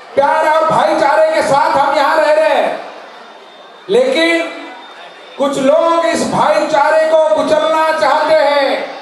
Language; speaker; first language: Hindi; non-native, local second language; Marathi